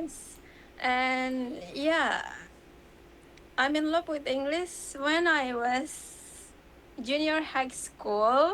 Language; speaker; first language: English; non-native, learner; Indonesian